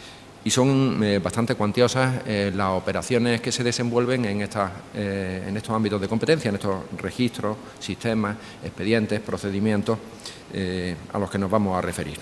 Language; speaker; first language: Spanish; native; Spanish